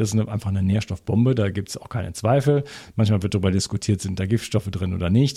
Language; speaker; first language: German; native; German